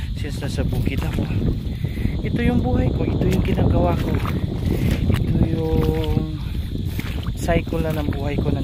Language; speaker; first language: Filipino; non-native, local second language; Cebuano